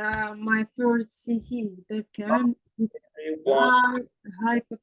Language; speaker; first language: English; non-native, learner; Arabic